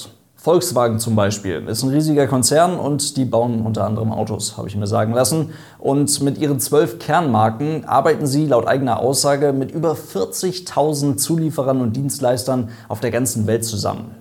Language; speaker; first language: German; native; German